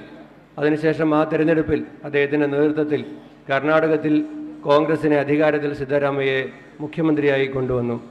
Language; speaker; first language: Malayalam; native; Malayalam